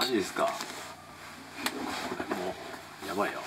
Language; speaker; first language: Japanese; native; Japanese